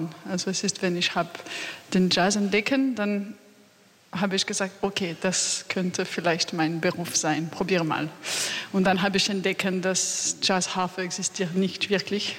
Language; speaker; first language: German; non-native, learner; French